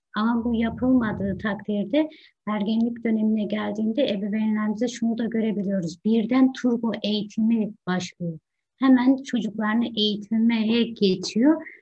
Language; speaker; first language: Turkish; early bilingual, heritage; Turkish